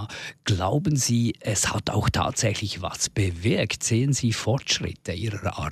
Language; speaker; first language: German; native; German